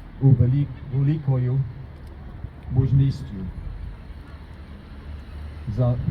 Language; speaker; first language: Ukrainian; non-native, learner; English